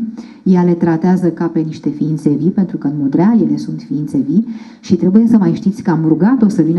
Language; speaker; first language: Romanian; native; Romanian